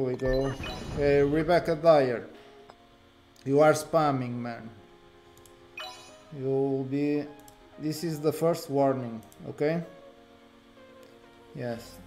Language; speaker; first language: English; non-native, learner; Portuguese